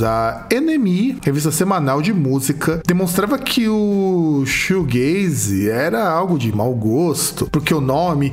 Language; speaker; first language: Portuguese; native; Portuguese